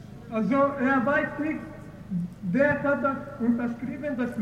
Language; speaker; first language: German; non-native, learner; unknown